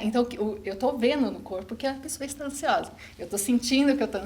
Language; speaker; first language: Portuguese; native; Portuguese